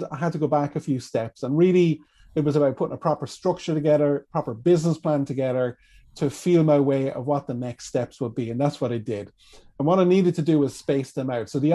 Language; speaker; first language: English; native; English